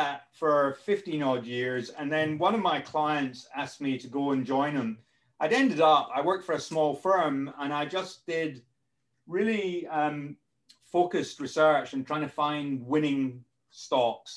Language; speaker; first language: English; native; English